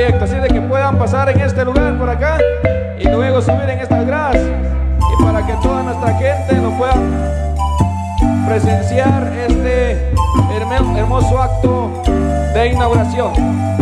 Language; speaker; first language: Spanish; non-native, local second language; Kaqchikel